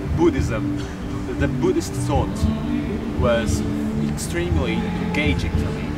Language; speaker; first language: English; non-native, fluent; Portuguese